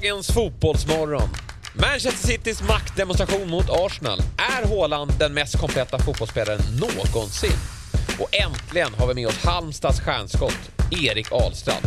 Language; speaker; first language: Swedish; native; Swedish